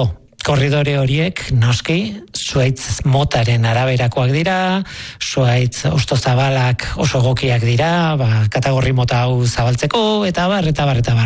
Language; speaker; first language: Basque; native; Basque